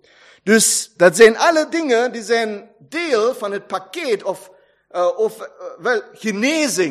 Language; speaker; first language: Dutch; non-native, fluent; German